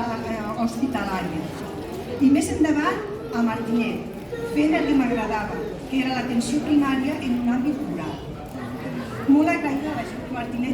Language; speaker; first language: Catalan; native; Catalan